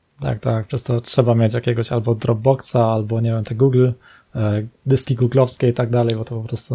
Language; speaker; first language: Polish; native; Polish